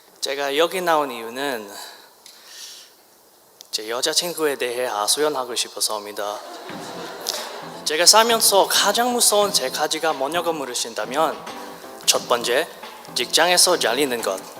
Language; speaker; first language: Korean; non-native, learner; English